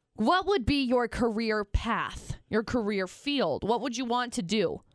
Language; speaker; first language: English; native; English